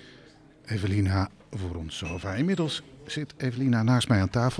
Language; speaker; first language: Dutch; native; Dutch